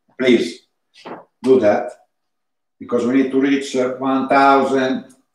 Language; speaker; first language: English; non-native, fluent; Italian